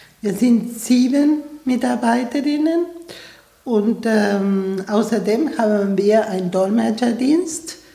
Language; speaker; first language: German; non-native, fluent; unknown